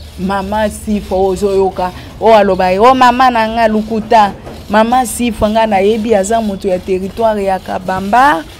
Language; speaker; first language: Lingala; non-native, local second language; Swahili